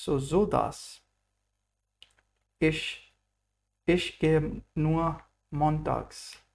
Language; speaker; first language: German; non-native, fluent; English